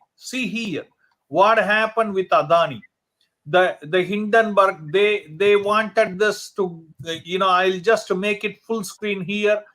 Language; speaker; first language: English; non-native, local second language; Hindi